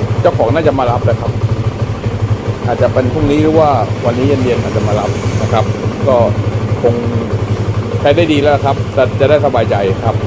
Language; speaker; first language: Thai; native; Thai